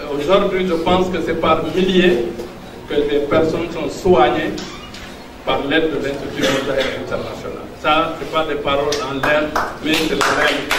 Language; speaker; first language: French; non-native, local second language; Fula